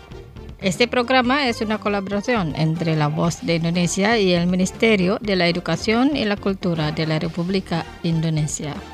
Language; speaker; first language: Spanish; non-native, fluent; Indonesian